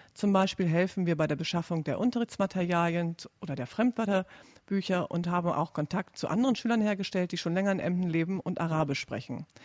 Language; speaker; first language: German; native; German